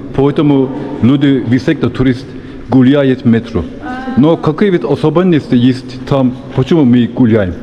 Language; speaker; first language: Russian; non-native, learner; Turkish